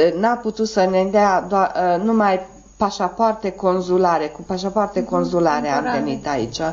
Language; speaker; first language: Romanian; native; Romanian